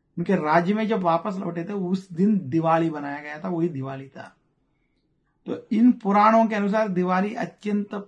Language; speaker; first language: Hindi; non-native, local second language; Telugu